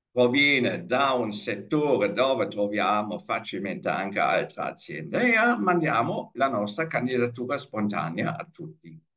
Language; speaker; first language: Italian; non-native, fluent; German